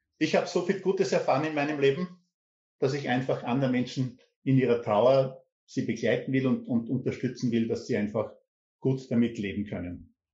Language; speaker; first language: German; native; German